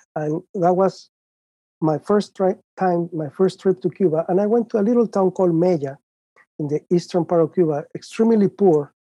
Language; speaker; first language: English; non-native, fluent; Spanish